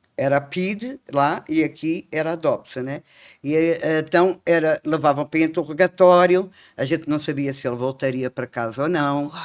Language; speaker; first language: Portuguese; native; Portuguese